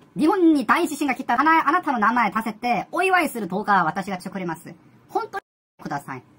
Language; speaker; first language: Japanese; non-native, learner; Korean